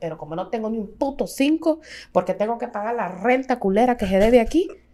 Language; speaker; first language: Spanish; early bilingual, heritage; Spanish